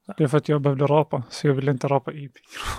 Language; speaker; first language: Swedish; early bilingual, other home language; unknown